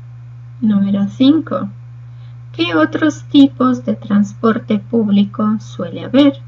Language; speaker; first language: Spanish; non-native, fluent; Portuguese